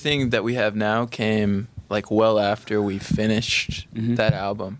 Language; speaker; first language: English; native; English